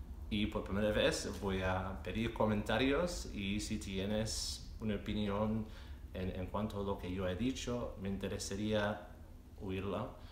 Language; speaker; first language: Spanish; non-native, fluent; English